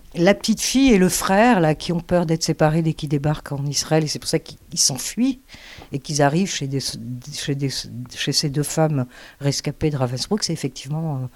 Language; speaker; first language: French; early bilingual, other home language; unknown